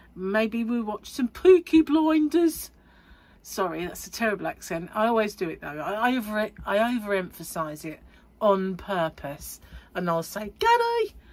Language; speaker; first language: English; native; English